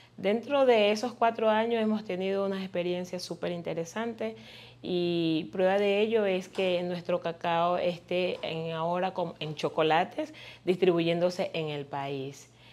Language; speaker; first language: Spanish; native; Spanish